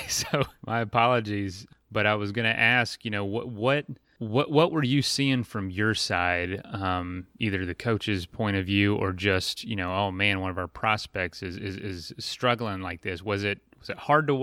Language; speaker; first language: English; native; English